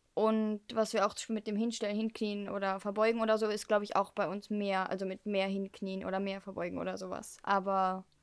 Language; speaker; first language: German; early bilingual, heritage; German